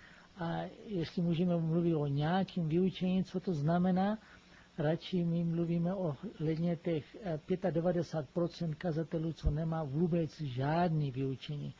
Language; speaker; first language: Czech; non-native, fluent; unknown